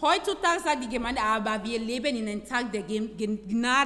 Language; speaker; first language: German; non-native, fluent; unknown